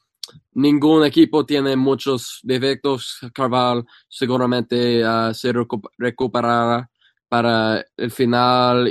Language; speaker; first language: Spanish; non-native, fluent; English